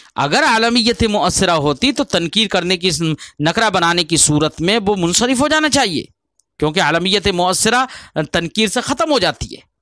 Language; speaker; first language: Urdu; native; Urdu